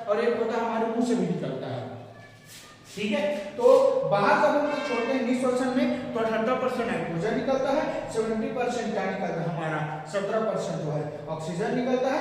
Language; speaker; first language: Hindi; non-native, local second language; Chhattisgarhi